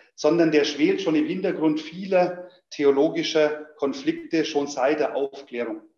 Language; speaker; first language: German; native; German